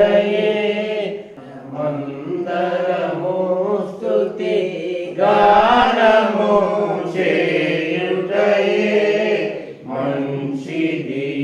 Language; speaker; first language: Telugu; native; Telugu